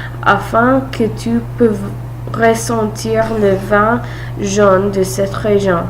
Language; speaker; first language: French; non-native, learner; English